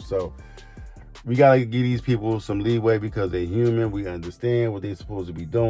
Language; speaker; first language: English; native; English